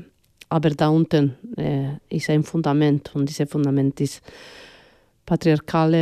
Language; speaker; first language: German; non-native, fluent; Spanish